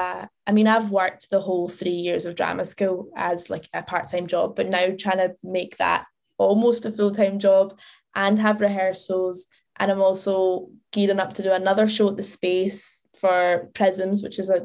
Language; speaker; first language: English; native; English